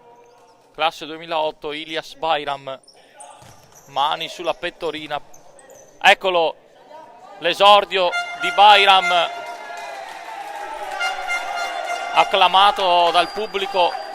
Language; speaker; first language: Italian; native; Italian